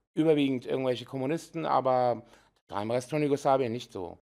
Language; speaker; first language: German; early bilingual, heritage; Serbian